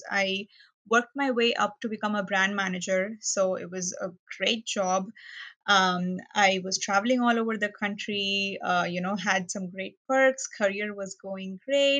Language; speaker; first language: English; non-native, local second language; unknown